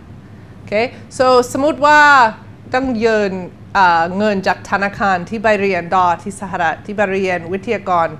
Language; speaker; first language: Thai; non-native, learner; English